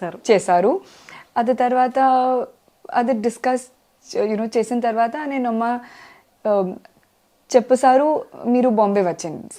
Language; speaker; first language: Telugu; non-native, learner; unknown